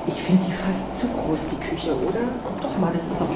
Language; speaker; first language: German; native; German